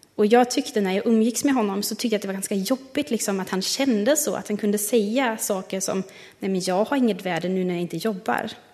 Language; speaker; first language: Swedish; non-native, fluent; German